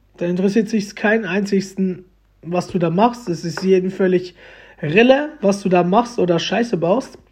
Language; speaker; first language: German; early bilingual, other home language; Romanian